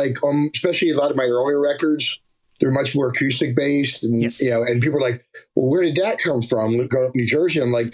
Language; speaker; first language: English; native; English